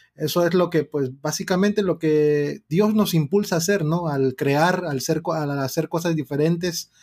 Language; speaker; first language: Spanish; early bilingual, heritage; Spanish